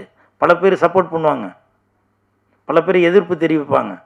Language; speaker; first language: Tamil; native; Tamil